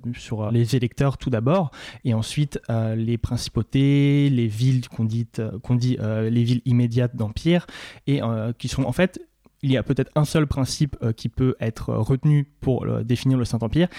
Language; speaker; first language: French; native; French